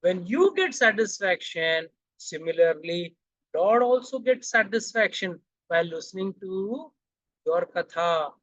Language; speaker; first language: English; non-native, local second language; Hindi